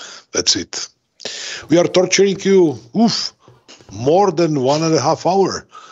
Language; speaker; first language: English; non-native, fluent; Czech